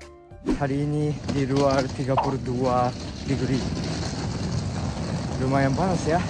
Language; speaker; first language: Indonesian; non-native, fluent; Japanese